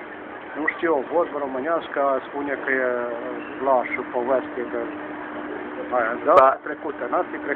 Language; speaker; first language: Romanian; early bilingual, heritage; Romanian